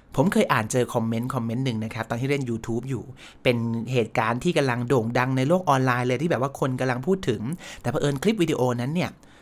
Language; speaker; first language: Thai; native; Thai